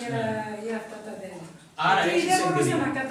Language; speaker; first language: Greek; non-native, learner; English